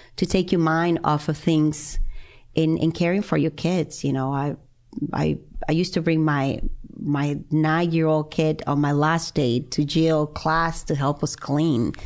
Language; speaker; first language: English; non-native, fluent; Spanish